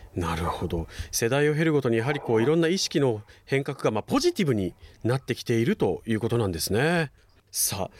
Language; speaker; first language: Japanese; native; Japanese